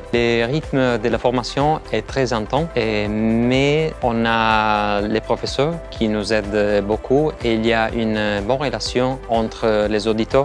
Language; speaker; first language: French; non-native, fluent; Italian